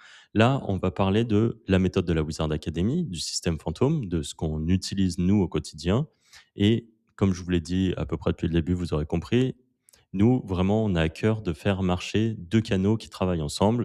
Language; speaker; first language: French; native; French